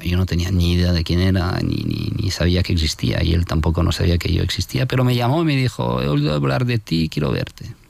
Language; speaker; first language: Spanish; non-native, fluent; French